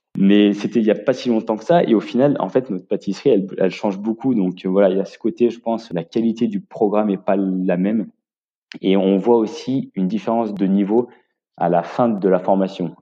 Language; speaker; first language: French; native; French